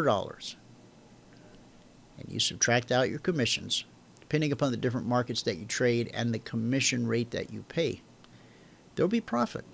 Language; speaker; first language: English; native; English